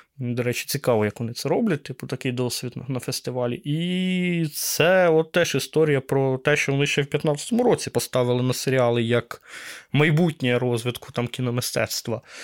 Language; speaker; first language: Ukrainian; native; Ukrainian